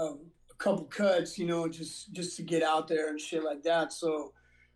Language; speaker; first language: English; native; English